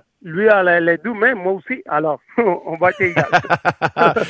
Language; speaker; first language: French; non-native, learner; Spanish